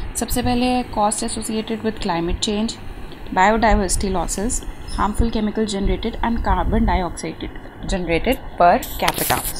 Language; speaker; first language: Hindi; native; Hindi